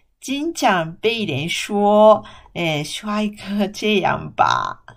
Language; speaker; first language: Chinese; non-native, fluent; Japanese